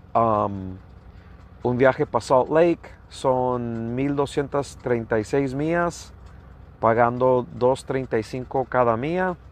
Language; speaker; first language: Spanish; early bilingual, heritage; Spanish